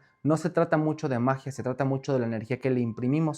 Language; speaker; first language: Spanish; native; Spanish